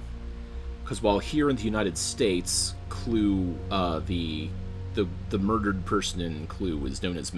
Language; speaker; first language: English; native; English